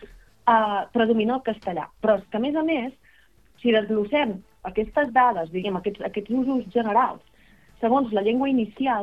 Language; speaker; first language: Catalan; native; Catalan